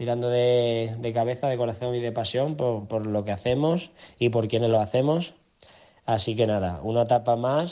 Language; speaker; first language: Spanish; native; Spanish